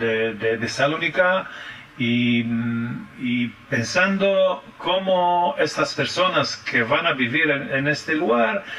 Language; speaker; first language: Spanish; early bilingual, heritage; French